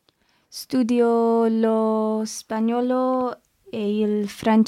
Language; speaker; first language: Italian; non-native, learner; English